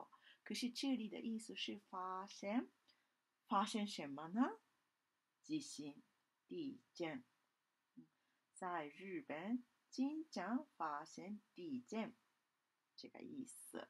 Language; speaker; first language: Chinese; non-native, fluent; Japanese